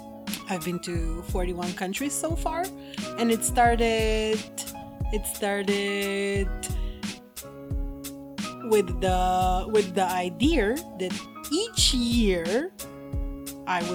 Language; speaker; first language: English; non-native, fluent; Slovenian